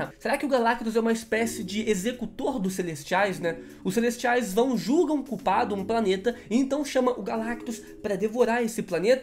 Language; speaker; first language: Portuguese; native; Portuguese